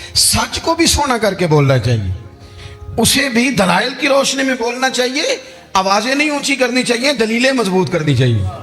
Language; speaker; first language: Urdu; non-native, local second language; Punjabi